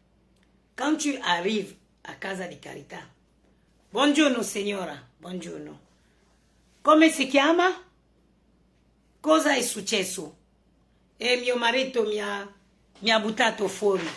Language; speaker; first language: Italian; non-native, learner; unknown